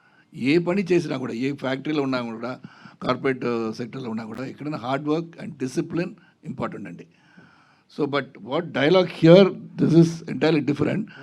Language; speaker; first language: Telugu; non-native, fluent; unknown